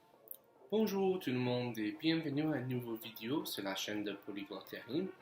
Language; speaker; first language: French; non-native, fluent; English